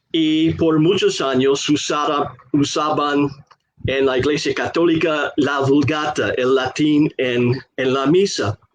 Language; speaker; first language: Spanish; non-native, fluent; English